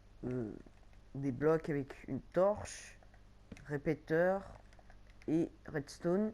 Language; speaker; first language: French; native; French